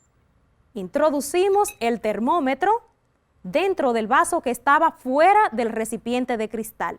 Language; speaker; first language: Spanish; native; Spanish